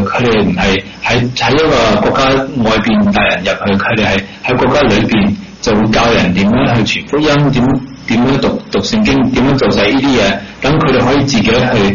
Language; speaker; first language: Chinese; early bilingual, heritage; Cantonese